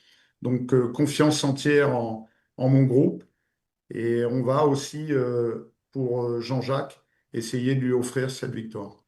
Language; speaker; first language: French; native; French